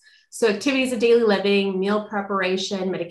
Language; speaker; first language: English; native; English